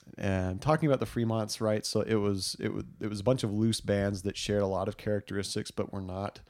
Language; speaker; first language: English; native; English